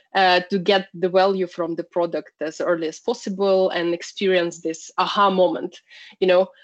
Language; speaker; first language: English; non-native, fluent; Russian